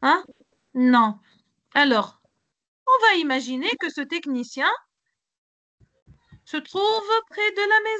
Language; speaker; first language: French; non-native, local second language; Arabic